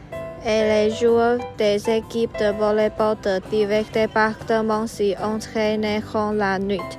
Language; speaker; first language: French; non-native, learner; Chinese